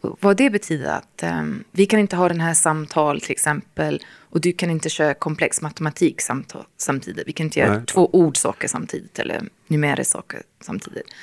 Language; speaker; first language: Swedish; non-native, fluent; English